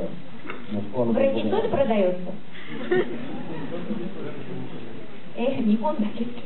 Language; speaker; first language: Russian; non-native, fluent; Japanese